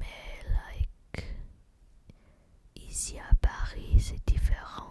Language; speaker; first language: French; non-native, learner; English